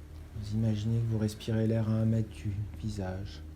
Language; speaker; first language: French; native; French